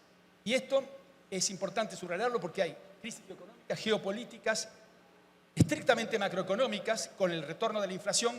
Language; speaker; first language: Spanish; native; Spanish